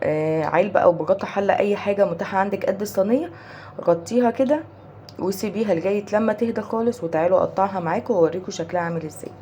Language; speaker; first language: Arabic; native; Arabic